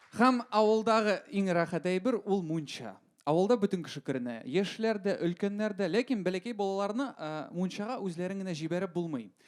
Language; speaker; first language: Tatar; non-native, local second language; Russian